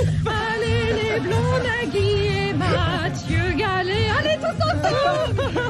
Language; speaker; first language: French; native; French